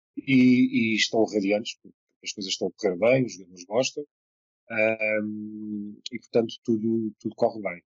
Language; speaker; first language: Portuguese; native; Portuguese